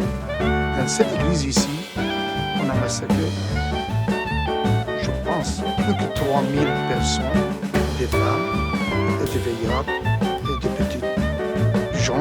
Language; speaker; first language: French; non-native, fluent; Assyrian Neo-Aramaic